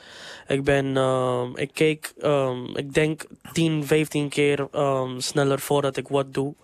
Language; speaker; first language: Dutch; non-native, local second language; English